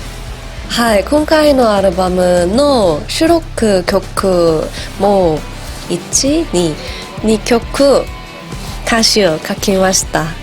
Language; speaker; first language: Japanese; non-native, learner; Korean